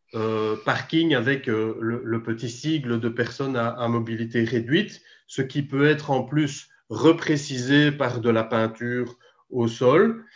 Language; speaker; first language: French; native; French